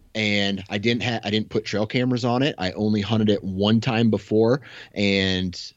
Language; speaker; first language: English; native; English